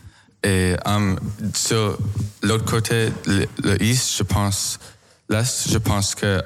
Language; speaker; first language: French; non-native, local second language; English